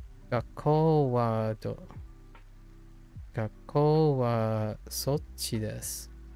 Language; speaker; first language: Japanese; non-native, learner; English